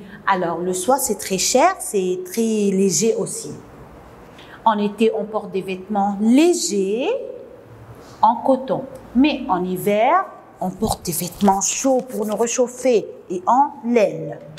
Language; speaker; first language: French; non-native, local second language; Arabic